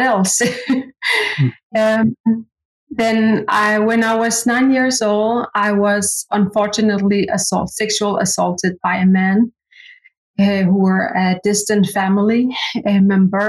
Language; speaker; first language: English; non-native, fluent; Kalaallisut